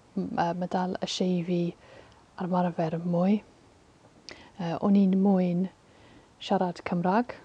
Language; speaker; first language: Welsh; non-native, learner; English